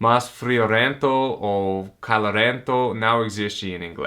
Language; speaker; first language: Portuguese; non-native, fluent; English